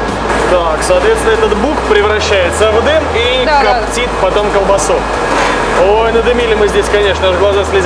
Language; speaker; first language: Russian; native; Russian